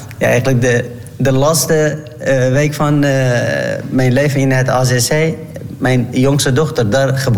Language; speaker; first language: Dutch; non-native, learner; Turkish